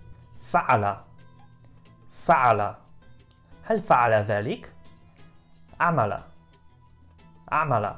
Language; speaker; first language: Arabic; non-native, fluent; Polish